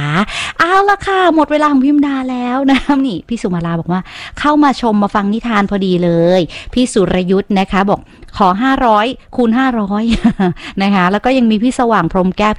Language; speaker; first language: Thai; native; Thai